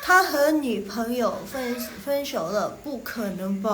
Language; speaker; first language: Chinese; non-native, fluent; Indonesian